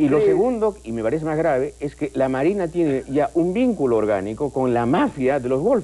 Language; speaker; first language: Spanish; native; Spanish